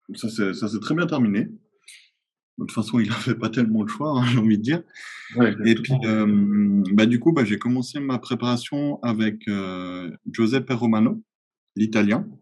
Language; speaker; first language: French; native; French